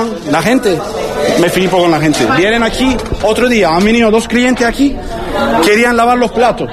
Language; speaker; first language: Spanish; non-native, learner; Turkish